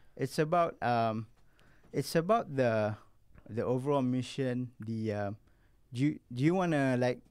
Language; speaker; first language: English; non-native, local second language; Malay